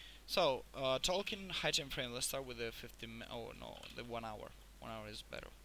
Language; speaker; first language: English; non-native, fluent; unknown